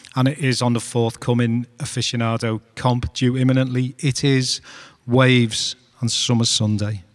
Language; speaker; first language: English; native; English